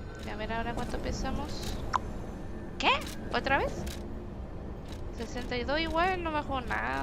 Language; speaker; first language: Spanish; native; Spanish